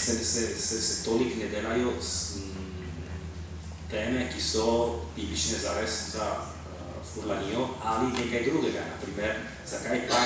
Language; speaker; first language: Slovenian; non-native, fluent; Italian